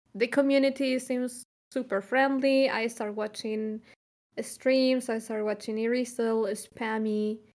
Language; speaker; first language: English; non-native, fluent; Spanish